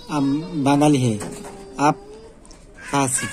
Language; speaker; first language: Hindi; non-native, learner; Bangla